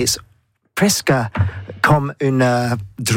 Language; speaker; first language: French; non-native, learner; English